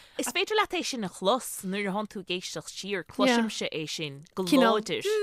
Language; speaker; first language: Irish; native; Irish